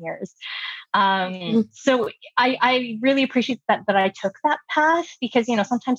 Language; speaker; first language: English; native; English